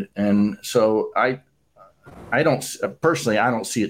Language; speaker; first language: English; native; English